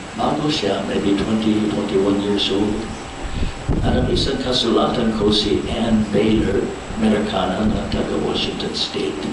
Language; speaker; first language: Filipino; non-native, fluent; English